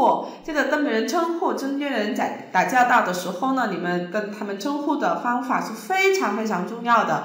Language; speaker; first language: Chinese; non-native, fluent; Vietnamese